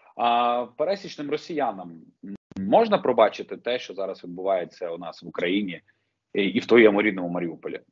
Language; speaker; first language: Ukrainian; native; Ukrainian